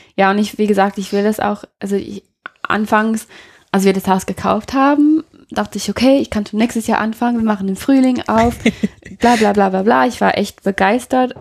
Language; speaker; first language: German; non-native, fluent; English